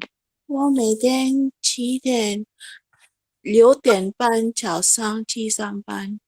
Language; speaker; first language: Chinese; non-native, learner; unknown